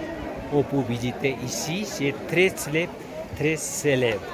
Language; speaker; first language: French; non-native, learner; Nepali